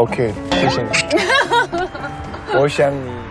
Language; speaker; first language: Chinese; non-native, learner; Korean